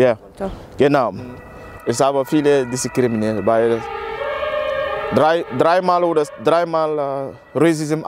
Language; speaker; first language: German; non-native, learner; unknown